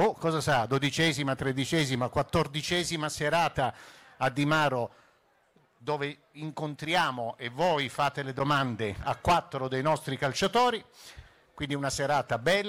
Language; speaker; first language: Italian; native; Italian